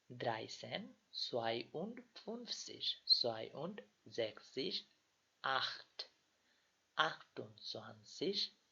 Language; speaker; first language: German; non-native, learner; Bangla